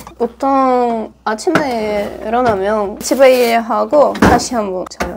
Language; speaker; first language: Korean; non-native, learner; Russian